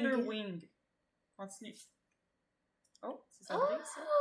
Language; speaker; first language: French; native; French